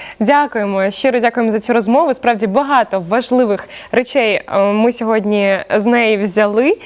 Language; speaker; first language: Ukrainian; native; Ukrainian